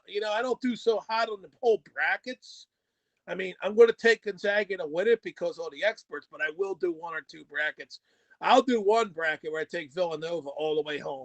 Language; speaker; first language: English; native; English